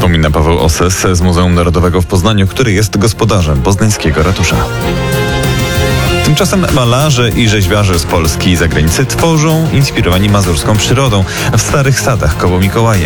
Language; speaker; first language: Polish; native; Polish